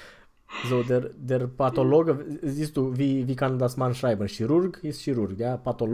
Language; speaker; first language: German; non-native, fluent; Romanian